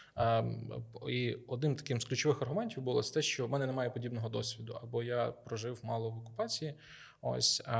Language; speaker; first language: Ukrainian; native; Ukrainian